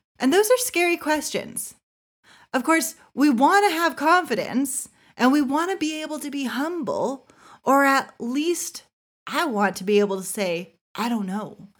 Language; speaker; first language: English; native; English